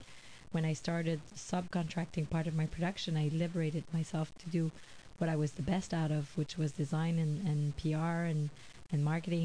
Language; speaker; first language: English; native; English